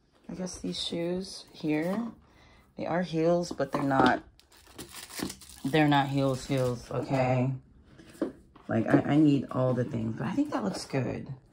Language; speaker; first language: English; native; English